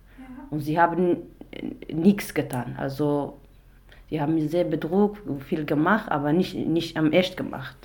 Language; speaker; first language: German; non-native, learner; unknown